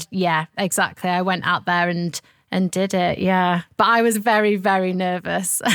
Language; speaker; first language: English; native; English